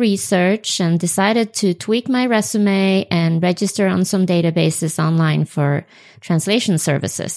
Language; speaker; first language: English; non-native, fluent; Swedish